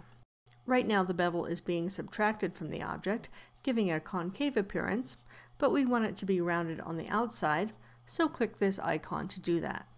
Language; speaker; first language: English; native; English